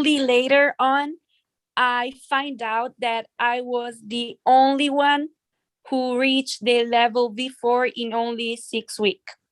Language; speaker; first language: English; non-native, fluent; Italian